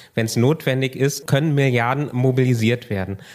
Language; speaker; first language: German; native; German